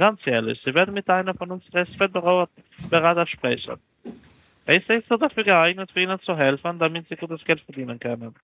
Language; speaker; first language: German; non-native, learner; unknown